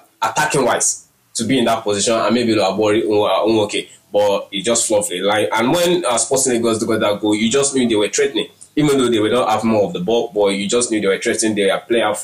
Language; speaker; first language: English; non-native, local second language; Yoruba